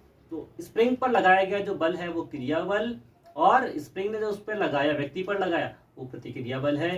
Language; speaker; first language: Hindi; native; Hindi